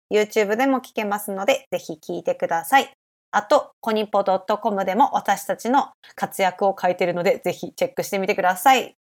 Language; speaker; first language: Japanese; native; Japanese